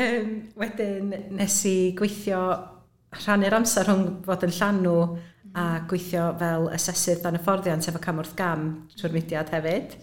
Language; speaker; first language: Welsh; native; Welsh